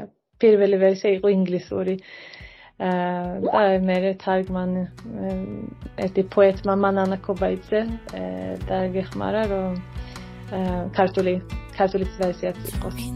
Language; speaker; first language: Georgian; non-native, fluent; Swedish